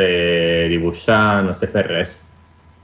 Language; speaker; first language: Catalan; non-native, learner; Italian